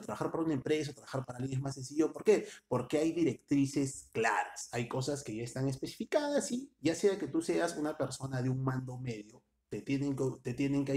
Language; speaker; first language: Spanish; native; Spanish